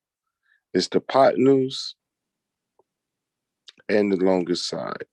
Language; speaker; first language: English; native; English